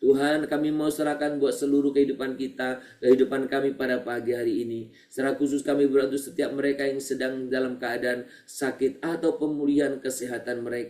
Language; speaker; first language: Indonesian; native; Indonesian